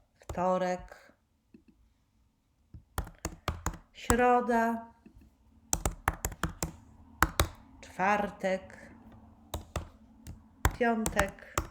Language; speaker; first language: Polish; native; Polish